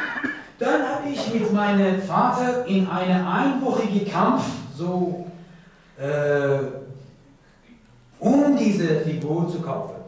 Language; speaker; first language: German; non-native, learner; Persian